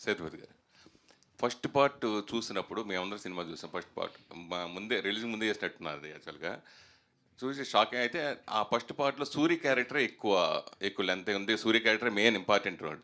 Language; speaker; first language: Telugu; native; Telugu